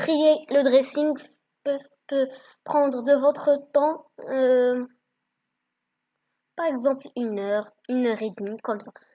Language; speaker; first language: French; non-native, learner; Arabic